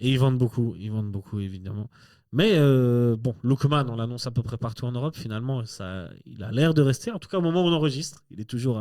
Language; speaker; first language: French; native; French